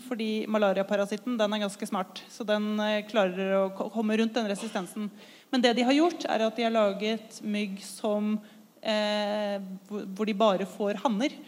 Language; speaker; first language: Norwegian; native; Norwegian